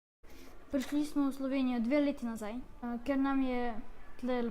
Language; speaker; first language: Slovenian; early bilingual, other home language; Russian